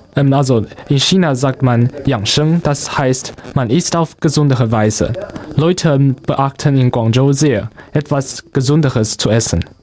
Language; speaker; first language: German; non-native, learner; Cantonese